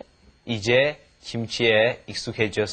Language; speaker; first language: Korean; non-native, learner; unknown